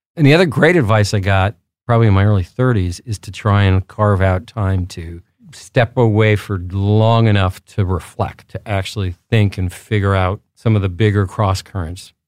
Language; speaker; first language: English; early bilingual, other home language; Spanish